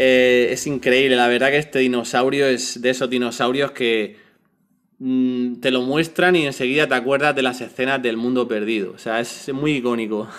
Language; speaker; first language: Spanish; native; Spanish